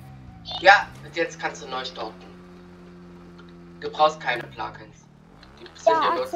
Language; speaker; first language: German; native; German